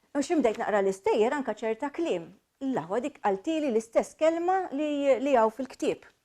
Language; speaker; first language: Maltese; native; Maltese